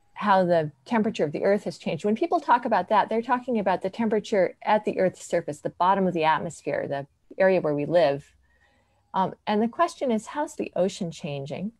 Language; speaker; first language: English; native; English